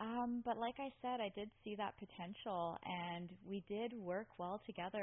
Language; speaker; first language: English; native; English